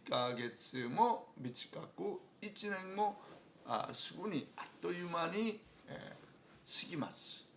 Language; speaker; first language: Japanese; non-native, fluent; Korean